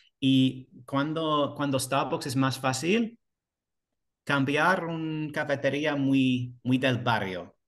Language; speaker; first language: Spanish; non-native, learner; English